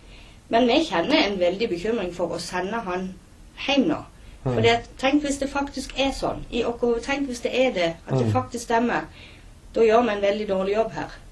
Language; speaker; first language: Norwegian; native; Norwegian